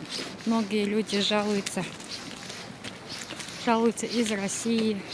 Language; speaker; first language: Russian; non-native, local second language; Kyrgyz